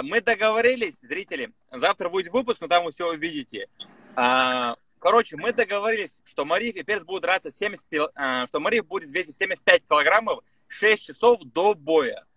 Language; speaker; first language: Russian; native; Russian